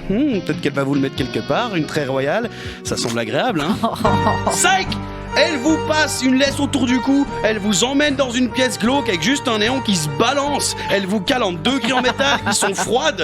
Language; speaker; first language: French; native; French